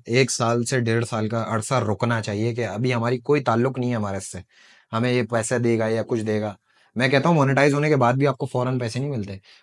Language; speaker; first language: Urdu; native; Urdu